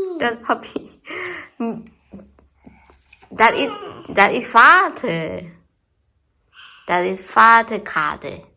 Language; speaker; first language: German; non-native, learner; Thai